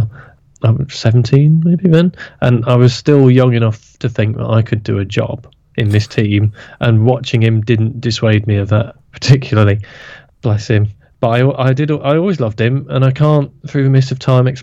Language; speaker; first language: English; native; English